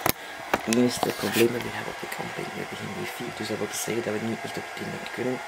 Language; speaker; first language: Dutch; native; Dutch